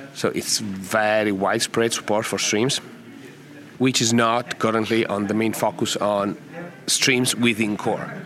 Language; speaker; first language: English; non-native, fluent; Italian